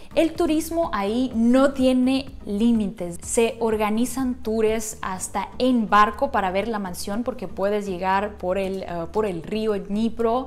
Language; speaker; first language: Spanish; non-native, fluent; Ukrainian